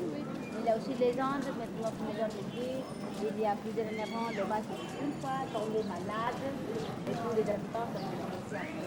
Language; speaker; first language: French; non-native, fluent; Nepali